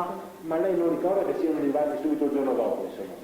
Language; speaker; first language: Italian; native; Italian